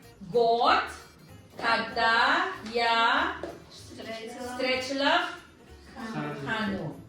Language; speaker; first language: Russian; non-native, learner; Filipino